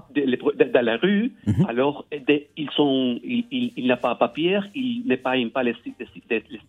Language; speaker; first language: French; non-native, learner; Spanish